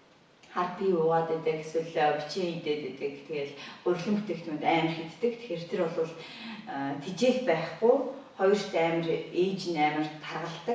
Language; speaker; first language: Mongolian; native; Mongolian